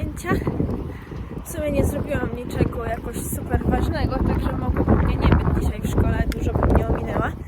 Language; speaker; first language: Polish; early bilingual, heritage; Polish